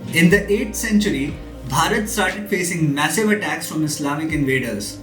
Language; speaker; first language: English; non-native, local second language; Hindi